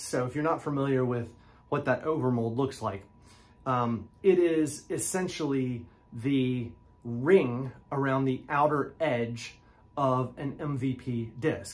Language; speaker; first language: English; native; English